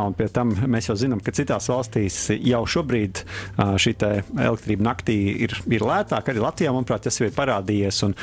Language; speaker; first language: Latvian; native; Latvian